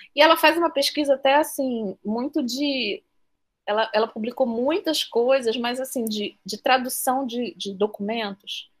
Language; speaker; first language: Portuguese; native; Portuguese